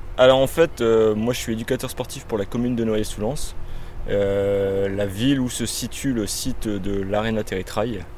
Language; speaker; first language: French; native; French